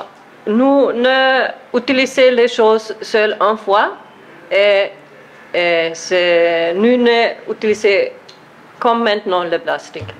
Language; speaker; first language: French; non-native, learner; German